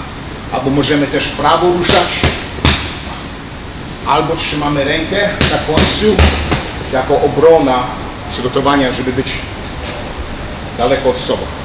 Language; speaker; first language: Polish; early bilingual, heritage; Polish